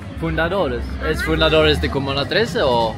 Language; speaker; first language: Spanish; non-native, learner; Swedish